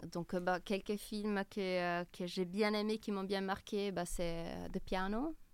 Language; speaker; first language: French; non-native, fluent; Italian